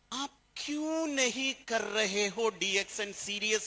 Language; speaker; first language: Hindi; non-native, fluent; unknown